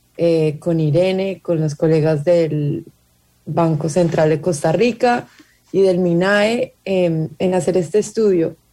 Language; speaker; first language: Spanish; native; Spanish